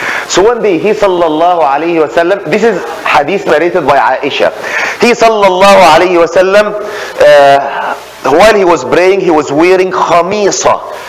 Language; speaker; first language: English; non-native, fluent; Arabic